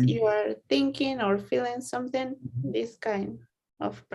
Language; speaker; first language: English; non-native, learner; Spanish